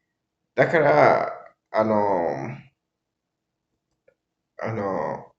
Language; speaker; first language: Japanese; non-native, learner; English